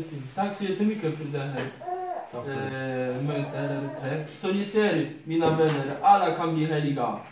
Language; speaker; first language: Swedish; non-native, fluent; Polish